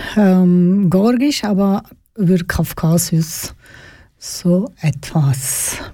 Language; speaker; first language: German; non-native, learner; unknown